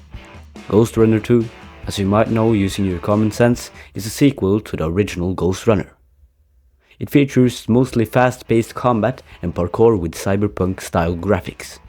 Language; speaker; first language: English; non-native, fluent; Norwegian